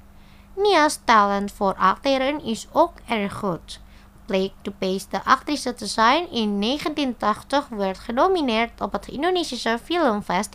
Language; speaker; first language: Dutch; non-native, fluent; Indonesian